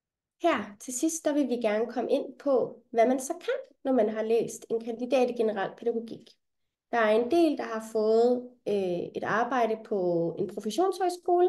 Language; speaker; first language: Danish; native; Danish